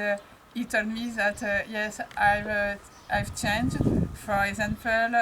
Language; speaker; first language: English; non-native, learner; French